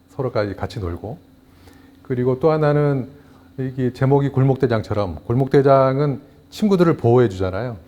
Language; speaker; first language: Korean; native; Korean